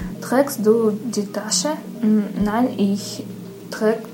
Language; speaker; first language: German; non-native, learner; Russian